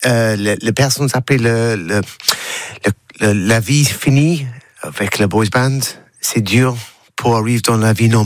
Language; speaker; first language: French; non-native, learner; English